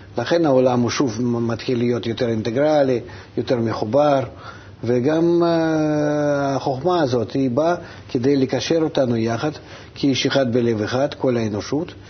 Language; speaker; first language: Hebrew; non-native, fluent; Russian